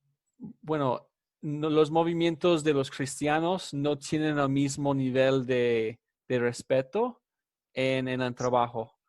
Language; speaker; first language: Spanish; non-native, fluent; English